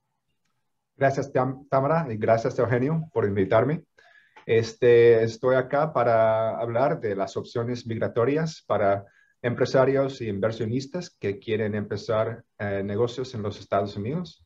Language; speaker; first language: Spanish; non-native, fluent; English